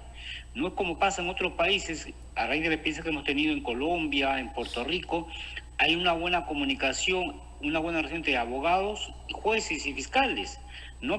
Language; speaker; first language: Spanish; native; Spanish